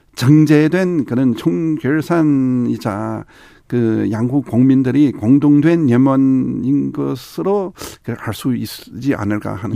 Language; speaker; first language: Korean; non-native, fluent; Chinese